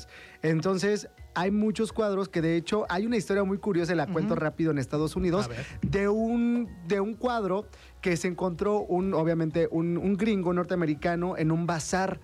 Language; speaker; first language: Spanish; native; Spanish